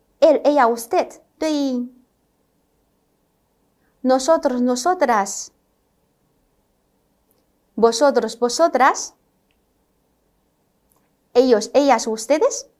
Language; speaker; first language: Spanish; non-native, fluent; Chinese